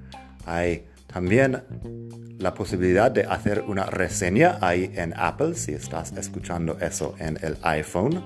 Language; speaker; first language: Spanish; non-native, fluent; English